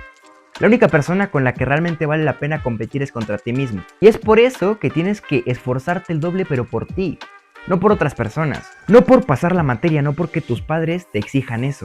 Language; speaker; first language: Spanish; native; Spanish